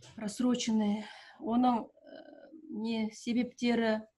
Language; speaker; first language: Russian; non-native, local second language; Kazakh